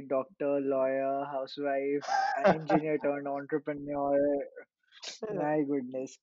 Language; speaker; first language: English; non-native, local second language; Hindi